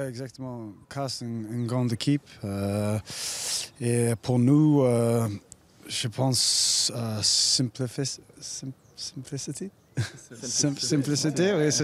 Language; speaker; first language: French; non-native, learner; English